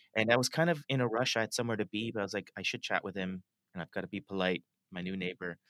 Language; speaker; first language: English; native; English